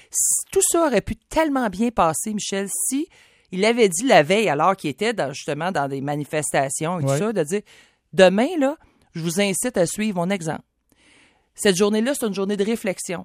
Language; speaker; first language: French; native; French